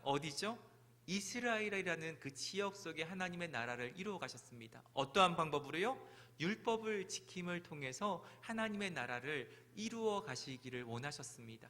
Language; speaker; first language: Korean; native; Korean